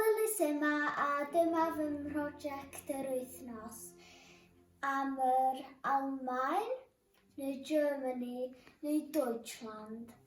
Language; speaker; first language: Welsh; non-native, local second language; English